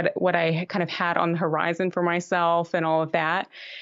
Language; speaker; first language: English; native; English